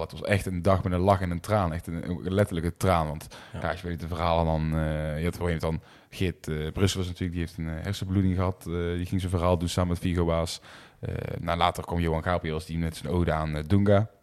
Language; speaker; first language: Dutch; native; Dutch